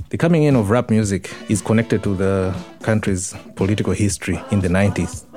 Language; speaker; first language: English; non-native, local second language; Nyanja